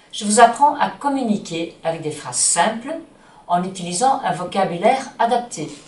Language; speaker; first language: French; non-native, local second language; Dutch